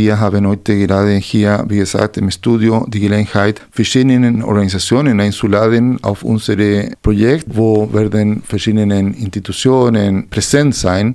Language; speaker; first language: German; non-native, fluent; Spanish